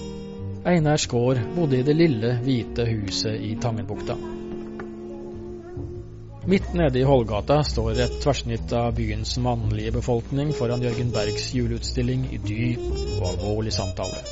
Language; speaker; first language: Norwegian; native; Norwegian